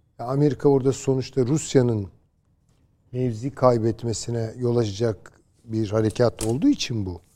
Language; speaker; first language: Turkish; native; Turkish